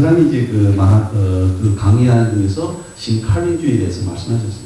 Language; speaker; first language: Korean; native; Korean